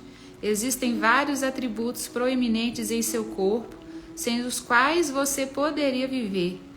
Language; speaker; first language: Portuguese; native; Portuguese